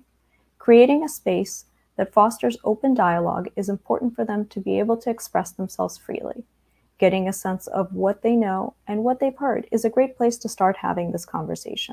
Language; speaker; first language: English; early bilingual, other home language; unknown